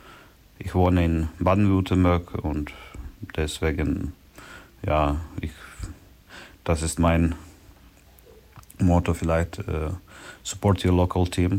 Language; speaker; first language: German; non-native, learner; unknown